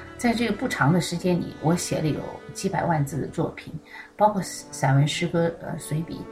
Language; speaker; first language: Chinese; native; Chinese